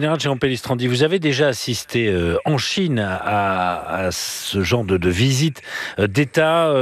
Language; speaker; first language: French; native; French